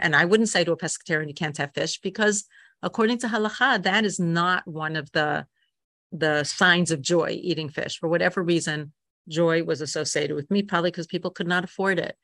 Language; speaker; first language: English; native; English